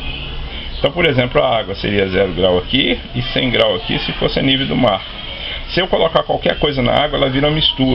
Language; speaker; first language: Portuguese; native; Portuguese